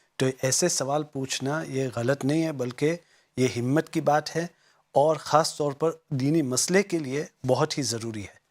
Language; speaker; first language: Urdu; non-native, fluent; Gujarati